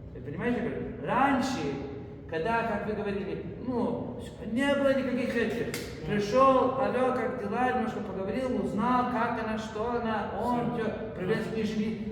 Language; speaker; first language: Russian; early bilingual, heritage; Russian